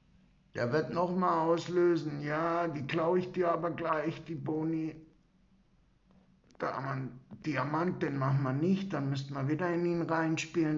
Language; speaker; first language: German; native; German